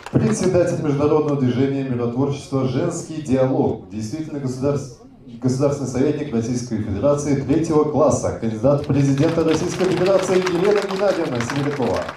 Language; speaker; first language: Russian; native; Russian